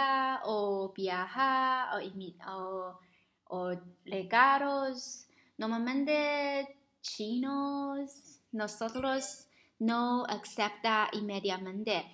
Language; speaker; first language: Spanish; non-native, learner; Chinese